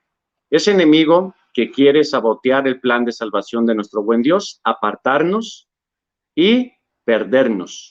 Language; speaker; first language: Spanish; native; Spanish